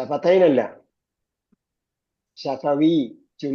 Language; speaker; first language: Malayalam; native; Malayalam